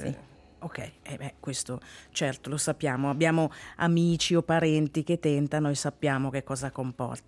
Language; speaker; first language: Italian; native; Italian